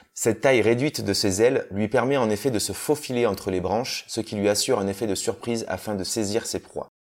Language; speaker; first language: French; native; French